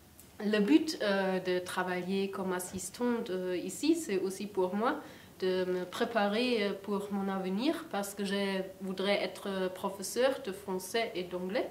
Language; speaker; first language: French; non-native, fluent; German